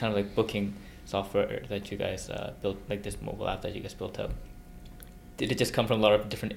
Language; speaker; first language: English; non-native, local second language; Korean